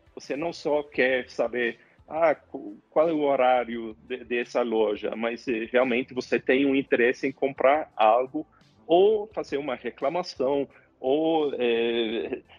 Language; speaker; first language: Portuguese; non-native, fluent; Swedish